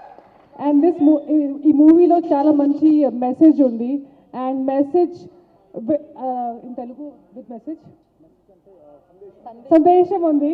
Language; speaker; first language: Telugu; non-native, learner; Hindi